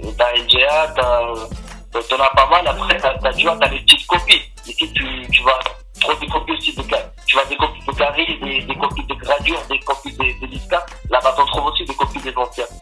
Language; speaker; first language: French; non-native, fluent; Portuguese